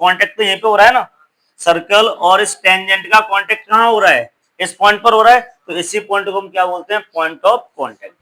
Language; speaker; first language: Hindi; native; Hindi